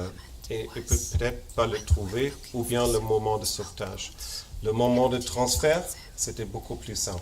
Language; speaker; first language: French; non-native, fluent; German